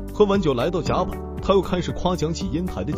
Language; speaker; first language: Chinese; native; Chinese